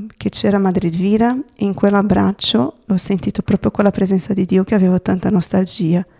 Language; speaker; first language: Italian; non-native, fluent; Portuguese